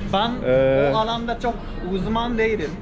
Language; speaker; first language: Turkish; non-native, fluent; Japanese